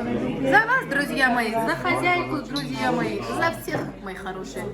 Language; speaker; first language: Russian; native; Russian